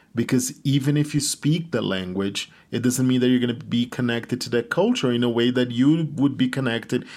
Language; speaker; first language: English; non-native, fluent; Portuguese